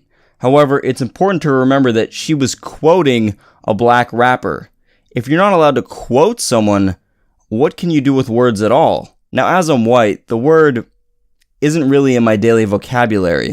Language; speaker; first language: English; native; English